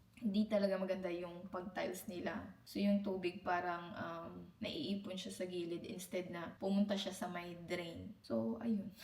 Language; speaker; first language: Filipino; non-native, local second language; Cebuano